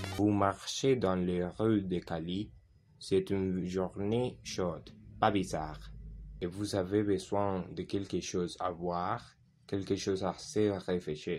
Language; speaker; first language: French; non-native, learner; Spanish